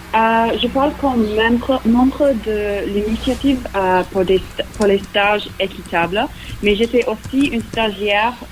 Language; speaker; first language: French; non-native, fluent; English